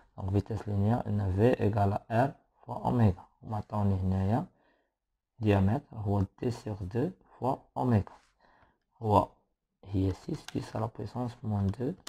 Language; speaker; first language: French; non-native, local second language; Arabic